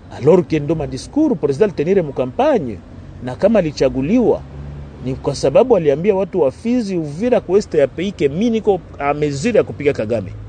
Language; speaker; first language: Swahili; native; Swahili